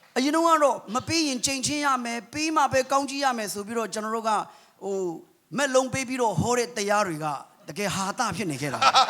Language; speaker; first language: Burmese; non-native, local second language; Kachin